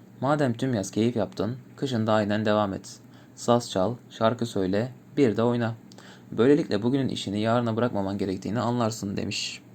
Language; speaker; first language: Turkish; native; Turkish